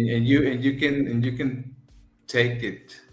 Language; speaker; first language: English; non-native, learner; Spanish